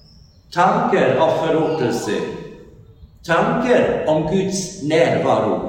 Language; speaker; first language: Swedish; non-native, fluent; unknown